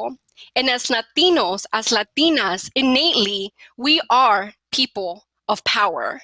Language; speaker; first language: English; early bilingual, other home language; Spanish